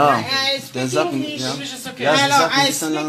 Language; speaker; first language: German; non-native, fluent; French